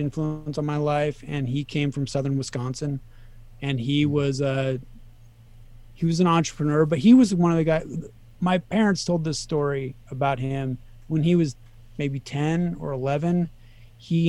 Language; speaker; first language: English; native; English